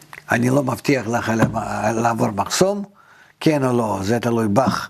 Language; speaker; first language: Hebrew; non-native, fluent; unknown